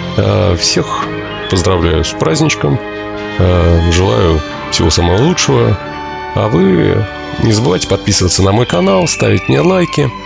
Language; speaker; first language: Russian; native; Russian